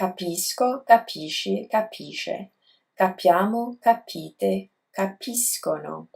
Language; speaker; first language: Italian; non-native, learner; English